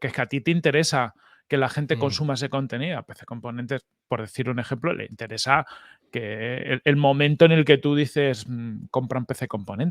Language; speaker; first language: Spanish; native; Spanish